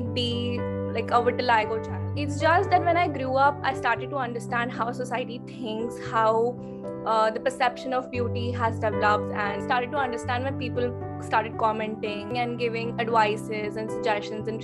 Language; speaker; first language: English; non-native, local second language; Hindi